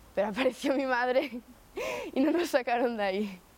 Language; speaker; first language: Spanish; native; Spanish